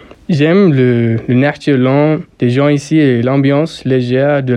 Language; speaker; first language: French; non-native, fluent; English